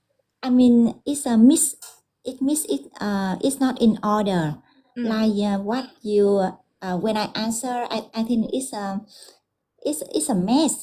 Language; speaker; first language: English; non-native, learner; Vietnamese